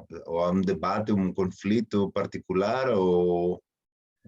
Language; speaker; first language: Portuguese; non-native, fluent; Spanish